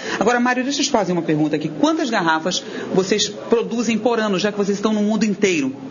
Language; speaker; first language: Portuguese; native; Portuguese